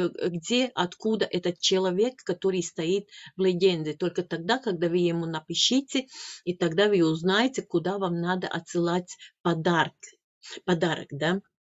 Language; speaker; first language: Russian; non-native, fluent; Latvian